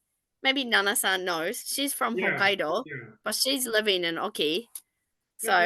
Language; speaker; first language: English; non-native, fluent; Japanese